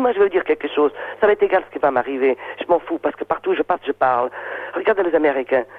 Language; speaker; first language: French; non-native, fluent; Portuguese